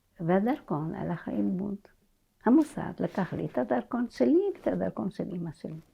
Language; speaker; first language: Hebrew; non-native, fluent; Arabic